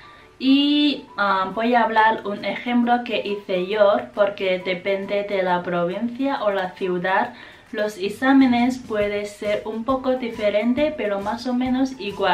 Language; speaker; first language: Spanish; non-native, fluent; Chinese